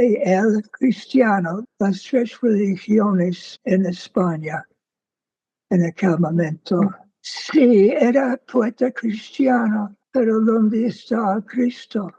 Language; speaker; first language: Spanish; non-native, fluent; English